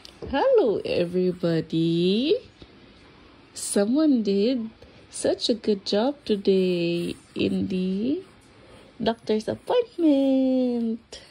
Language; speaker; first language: English; non-native, local second language; Cebuano